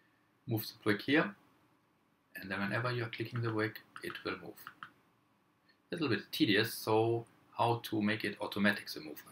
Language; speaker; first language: English; non-native, fluent; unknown